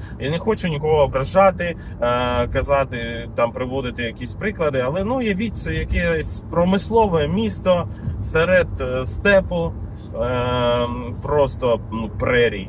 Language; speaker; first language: Ukrainian; native; Ukrainian